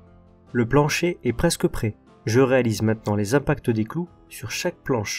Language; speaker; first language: French; native; French